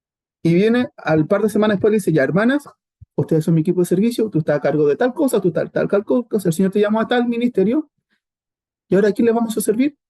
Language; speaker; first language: Spanish; native; Spanish